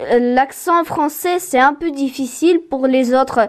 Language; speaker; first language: French; early bilingual, other home language; Ukrainian